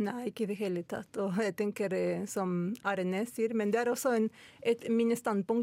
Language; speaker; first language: Norwegian; non-native, fluent; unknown